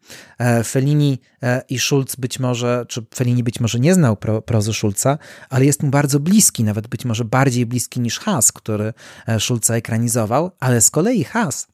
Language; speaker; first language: Polish; native; Polish